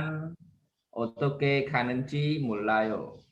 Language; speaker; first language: Korean; non-native, learner; Khmer